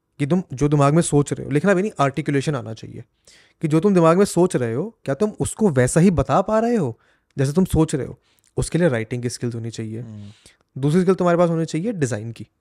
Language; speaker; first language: Hindi; native; Hindi